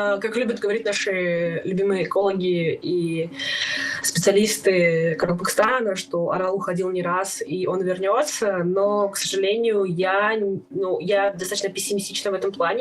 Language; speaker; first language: Russian; non-native, local second language; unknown